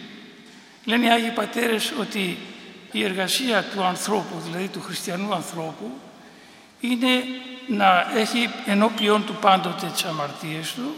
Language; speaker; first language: Greek; native; Greek